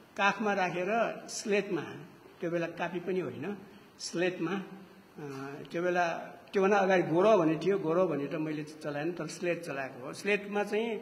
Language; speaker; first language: Nepali; non-native, local second language; Newari